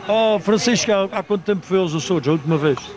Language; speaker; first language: Portuguese; native; Portuguese